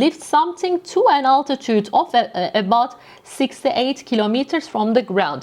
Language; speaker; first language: English; non-native, fluent; Turkish